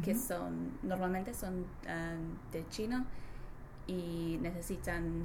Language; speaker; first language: Spanish; non-native, learner; English